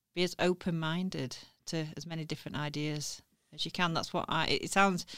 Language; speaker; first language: English; native; English